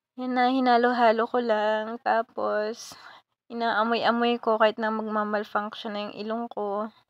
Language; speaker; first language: Filipino; non-native, local second language; Bikol